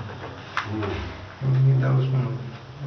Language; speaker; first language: Russian; native; Russian